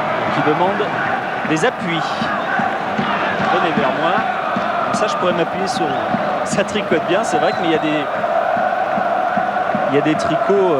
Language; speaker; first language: French; native; French